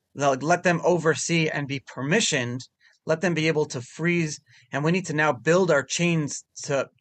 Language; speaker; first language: English; early bilingual, other home language; Hebrew